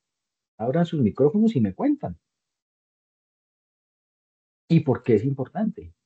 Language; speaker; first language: Spanish; native; Spanish